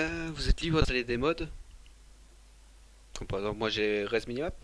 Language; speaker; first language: French; native; French